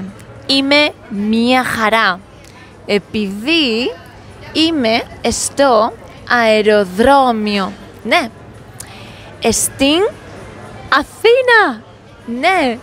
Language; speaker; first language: Greek; non-native, learner; Spanish